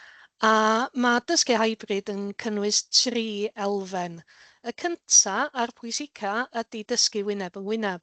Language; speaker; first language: Welsh; native; Welsh